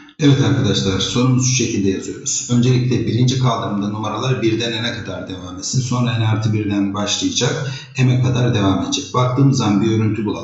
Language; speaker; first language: Turkish; native; Turkish